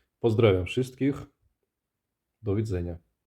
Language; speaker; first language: Polish; non-native, fluent; Russian